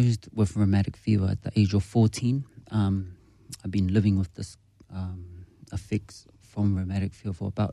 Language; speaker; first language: English; native; English